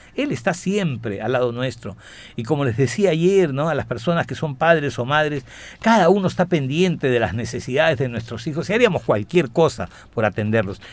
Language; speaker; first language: Spanish; native; Spanish